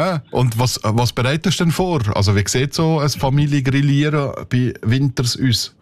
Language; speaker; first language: German; native; German